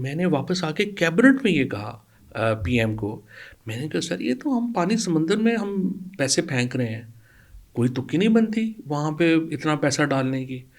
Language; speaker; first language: Urdu; non-native, local second language; Punjabi